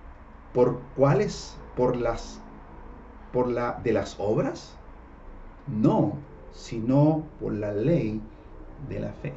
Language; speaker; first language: Spanish; native; Spanish